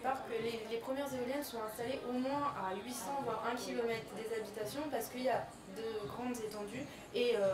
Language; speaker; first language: French; native; French